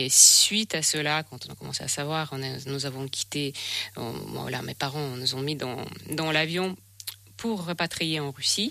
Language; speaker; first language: French; non-native, fluent; Russian